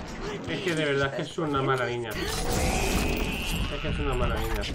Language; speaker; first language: Spanish; native; Spanish